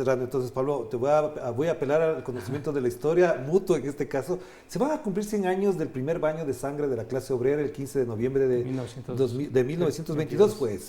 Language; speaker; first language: Spanish; native; Spanish